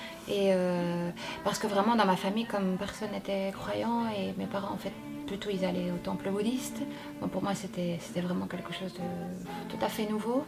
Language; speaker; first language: French; non-native, fluent; Korean